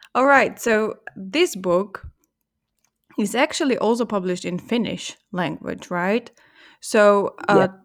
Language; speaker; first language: English; non-native, fluent; Czech